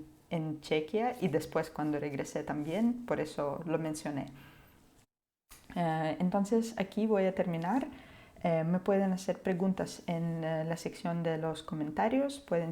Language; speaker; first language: Spanish; non-native, fluent; Ukrainian